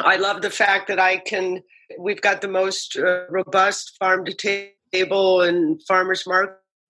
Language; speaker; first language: English; native; English